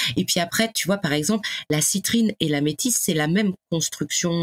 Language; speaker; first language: French; native; French